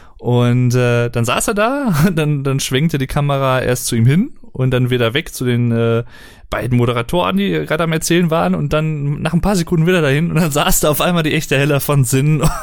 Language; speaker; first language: German; native; German